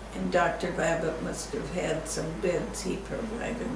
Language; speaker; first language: English; native; English